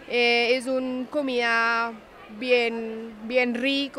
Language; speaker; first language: Spanish; non-native, fluent; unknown